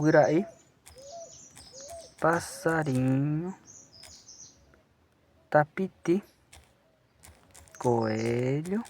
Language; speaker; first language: Portuguese; non-native, local second language; Guarani